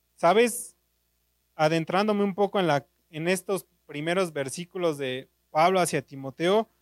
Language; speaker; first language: Spanish; native; Spanish